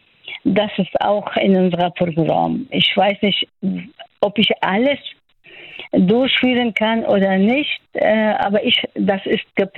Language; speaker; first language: German; non-native, fluent; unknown